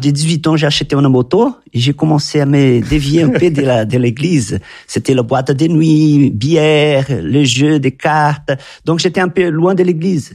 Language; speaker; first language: French; non-native, fluent; Portuguese